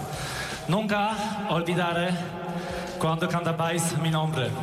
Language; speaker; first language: Spanish; non-native, fluent; Polish